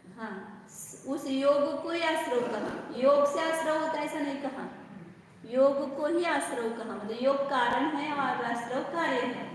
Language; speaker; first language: Hindi; non-native, local second language; Marathi